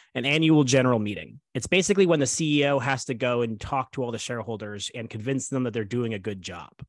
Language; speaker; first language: English; native; English